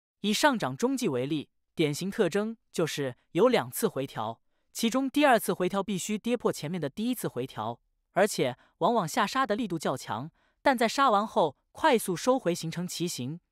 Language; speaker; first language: Chinese; native; Chinese